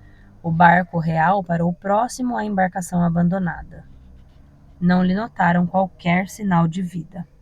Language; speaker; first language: Portuguese; native; Portuguese